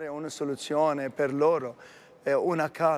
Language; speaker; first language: Italian; non-native, learner; Arabic